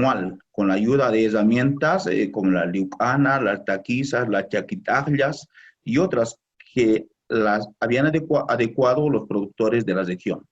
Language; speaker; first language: Spanish; native; Spanish